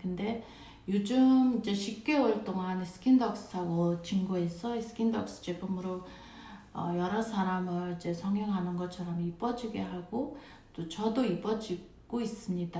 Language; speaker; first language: Korean; non-native, fluent; Mongolian